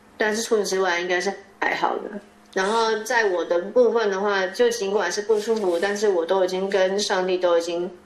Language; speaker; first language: Chinese; native; Chinese